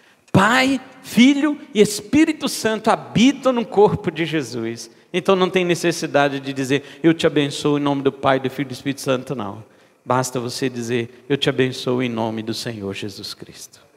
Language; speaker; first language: Portuguese; native; Portuguese